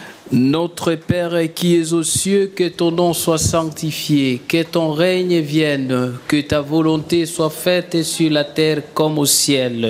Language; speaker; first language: French; native; French